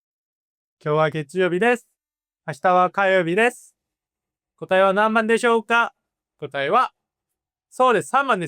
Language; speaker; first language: Japanese; non-native, fluent; Korean